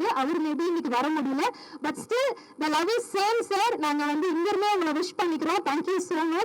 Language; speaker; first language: Tamil; non-native, learner; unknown